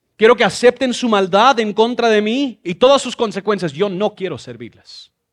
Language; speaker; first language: Spanish; non-native, fluent; English